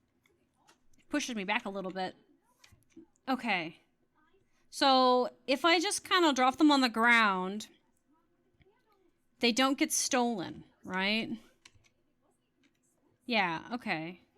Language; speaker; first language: English; native; English